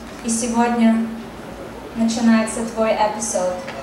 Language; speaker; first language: Russian; native; Russian